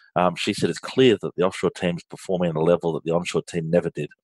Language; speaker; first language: English; native; English